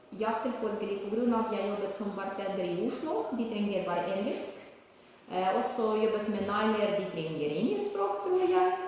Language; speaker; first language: Norwegian; non-native, learner; Ukrainian